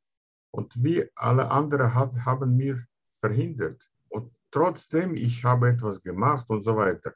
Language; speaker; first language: German; non-native, fluent; Russian